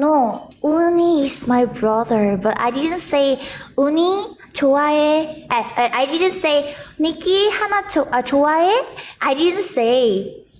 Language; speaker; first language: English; non-native, learner; Thai